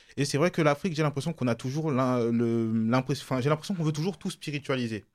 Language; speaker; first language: French; early bilingual, other home language; Lingala